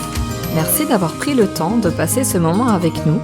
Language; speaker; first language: French; native; French